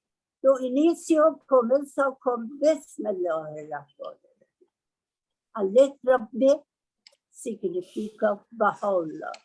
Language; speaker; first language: Portuguese; non-native, learner; Persian